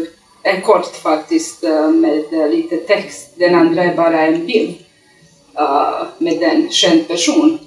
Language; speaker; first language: Swedish; non-native, learner; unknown